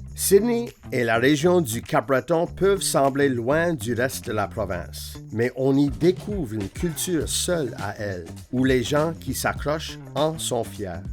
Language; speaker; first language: French; non-native, local second language; English